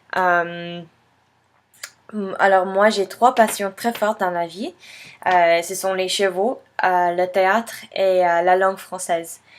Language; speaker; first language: French; non-native, fluent; English